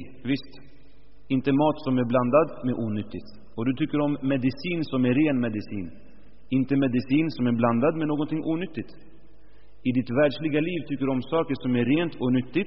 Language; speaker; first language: Swedish; early bilingual, other home language; Arabic